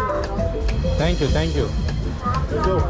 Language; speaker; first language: English; non-native, learner; Hindi